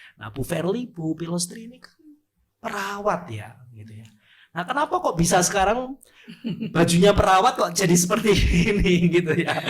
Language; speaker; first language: Indonesian; native; Indonesian